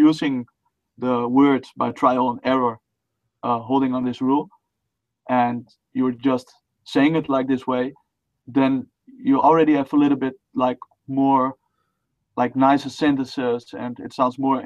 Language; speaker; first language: English; non-native, fluent; Dutch